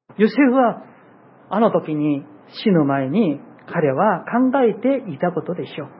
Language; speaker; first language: Japanese; non-native, fluent; Korean